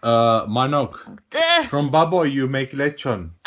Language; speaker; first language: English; non-native, fluent; Finnish